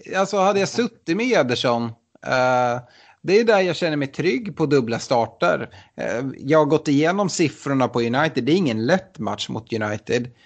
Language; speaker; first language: Swedish; native; Swedish